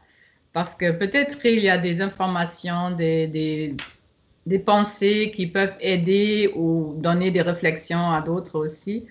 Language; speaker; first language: French; non-native, fluent; German